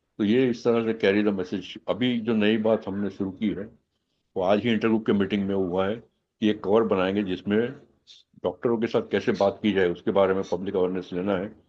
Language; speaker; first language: Hindi; non-native, local second language; Gujarati